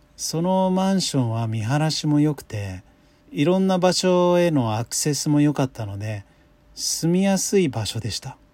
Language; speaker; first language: Japanese; non-native, fluent; English